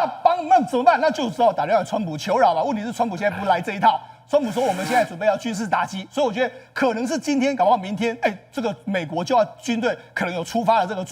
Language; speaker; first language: Chinese; native; Chinese